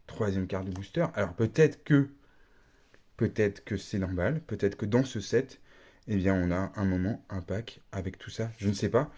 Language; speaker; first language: French; native; French